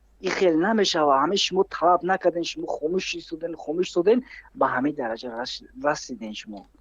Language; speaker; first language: Tajik; native; Tajik